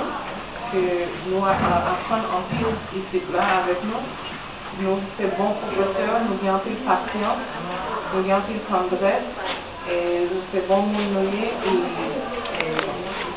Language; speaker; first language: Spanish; non-native, fluent; Haitian Creole